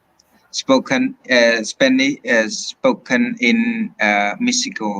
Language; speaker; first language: English; non-native, learner; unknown